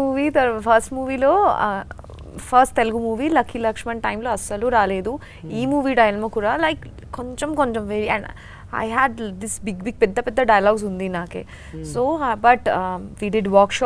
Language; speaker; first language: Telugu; non-native, learner; Bangla